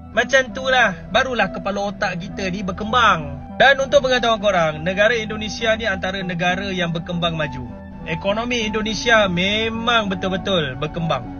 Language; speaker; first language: Malay; native; Malay